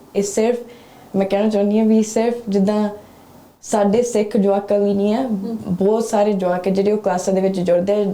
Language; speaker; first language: Punjabi; early bilingual, heritage; Punjabi